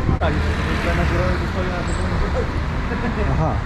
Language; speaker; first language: Polish; native; Polish